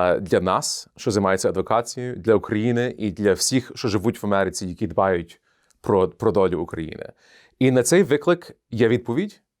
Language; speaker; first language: Ukrainian; early bilingual, heritage; Ukrainian